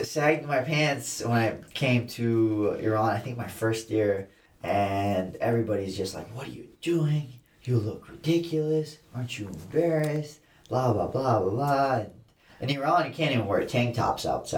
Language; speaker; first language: English; early bilingual, other home language; Assyrian Neo-Aramaic